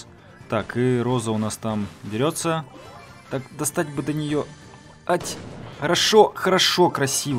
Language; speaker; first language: Russian; native; Russian